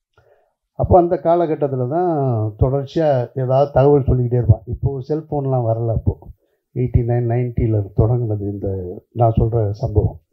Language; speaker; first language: Tamil; native; Tamil